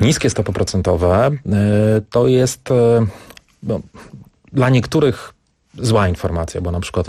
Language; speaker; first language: Polish; native; Polish